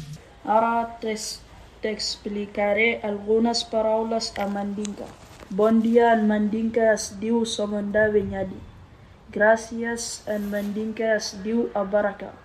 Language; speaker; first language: Catalan; early bilingual, other home language; Mandingo